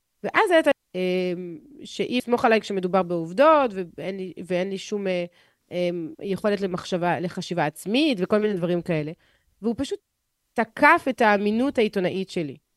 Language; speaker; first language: Hebrew; non-native, fluent; French